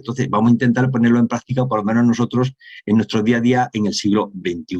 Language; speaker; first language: Spanish; native; Spanish